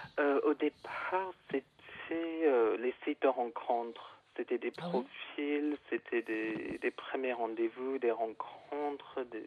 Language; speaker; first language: French; non-native, fluent; English